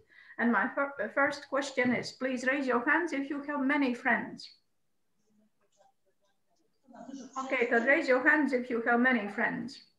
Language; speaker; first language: English; non-native, fluent; Croatian